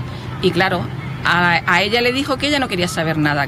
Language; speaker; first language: Spanish; native; Spanish